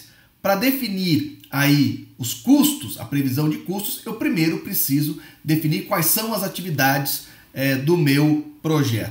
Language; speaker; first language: Portuguese; native; Portuguese